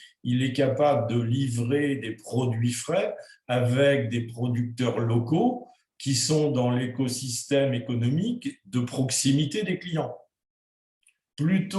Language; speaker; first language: French; native; French